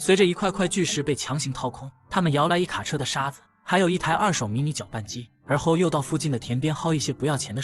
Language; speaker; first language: Chinese; native; Chinese